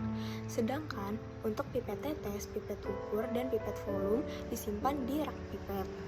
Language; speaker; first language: Malay; native; Malay